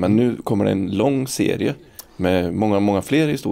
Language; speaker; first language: Swedish; native; Swedish